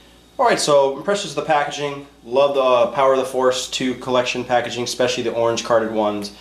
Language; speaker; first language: English; native; English